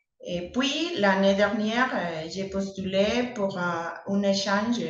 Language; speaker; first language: French; non-native, learner; Spanish